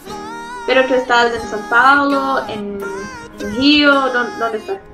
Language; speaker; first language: Spanish; non-native, learner; Portuguese